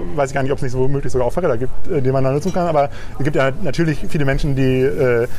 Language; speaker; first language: German; native; German